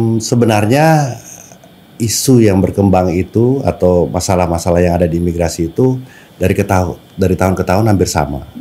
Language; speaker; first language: Indonesian; native; Indonesian